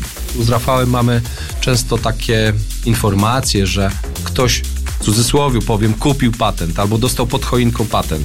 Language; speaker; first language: Polish; native; Polish